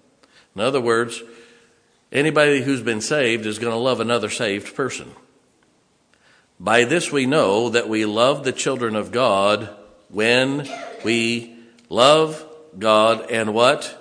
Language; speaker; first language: English; native; English